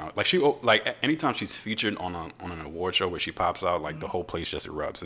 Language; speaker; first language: English; native; English